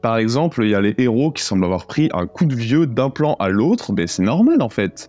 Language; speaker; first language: French; native; French